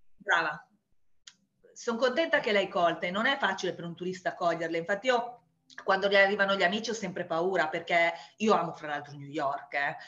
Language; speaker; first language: Italian; native; Italian